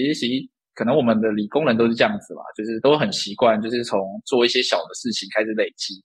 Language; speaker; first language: Chinese; native; Chinese